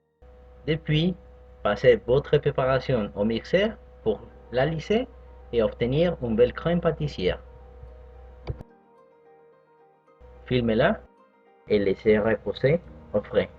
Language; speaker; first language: French; non-native, fluent; Spanish